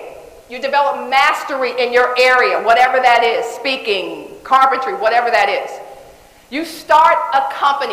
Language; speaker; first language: English; native; English